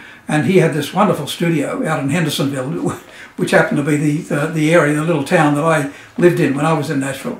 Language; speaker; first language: English; native; English